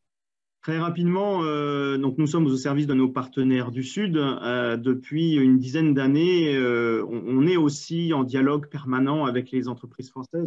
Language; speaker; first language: French; native; French